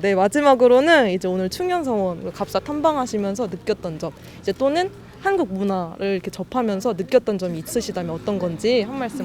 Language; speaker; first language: Korean; native; Korean